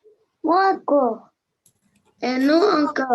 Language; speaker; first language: French; non-native, learner; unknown